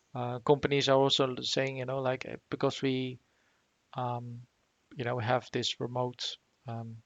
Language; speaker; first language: English; non-native, fluent; Dutch